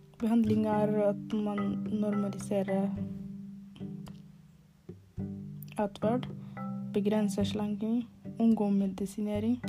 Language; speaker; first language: Norwegian; non-native, learner; Arabic